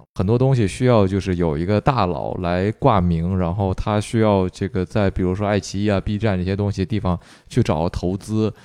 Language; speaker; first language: Chinese; native; Chinese